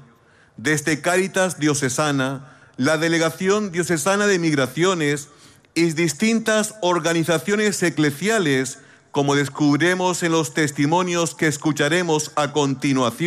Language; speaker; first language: Spanish; native; Spanish